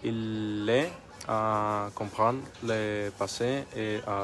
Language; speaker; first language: French; non-native, learner; Spanish